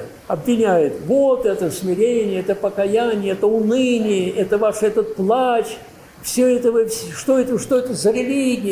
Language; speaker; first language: Russian; native; Russian